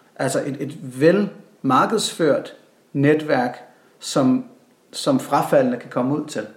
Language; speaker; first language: Danish; native; Danish